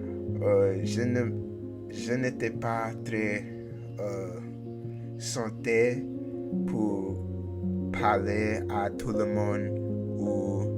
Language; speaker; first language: French; non-native, learner; English